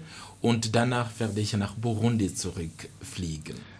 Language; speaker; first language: German; non-native, fluent; Rundi